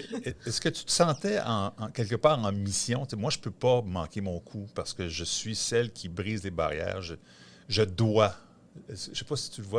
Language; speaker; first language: French; native; French